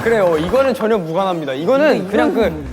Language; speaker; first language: Korean; native; Korean